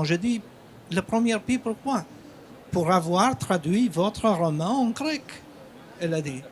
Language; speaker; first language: French; non-native, fluent; Albanian